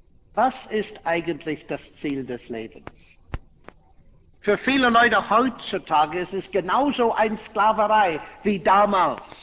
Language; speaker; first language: German; non-native, fluent; English